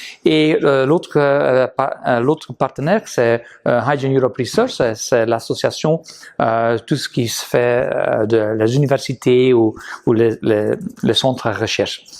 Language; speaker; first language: French; non-native, local second language; Dutch